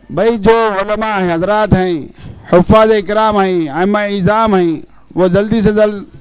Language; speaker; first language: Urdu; native; Urdu